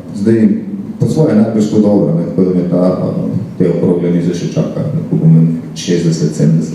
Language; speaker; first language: Slovenian; native; Slovenian